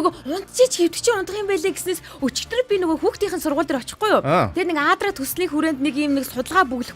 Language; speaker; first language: Mongolian; native; Mongolian